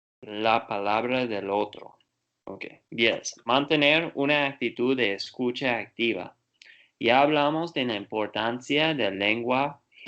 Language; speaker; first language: Spanish; non-native, learner; Portuguese